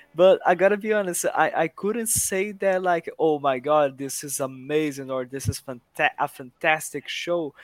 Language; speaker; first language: English; non-native, fluent; Portuguese